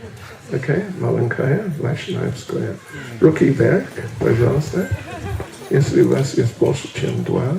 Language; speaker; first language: Russian; non-native, learner; English